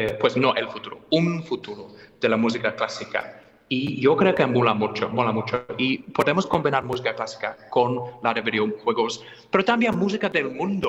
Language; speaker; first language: Spanish; non-native, fluent; English